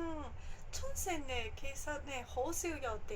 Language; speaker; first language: Cantonese; non-native, fluent; Japanese